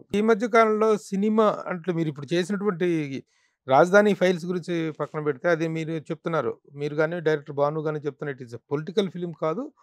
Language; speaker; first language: Telugu; native; Telugu